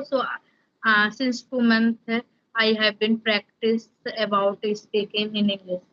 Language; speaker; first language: English; non-native, learner; Hindi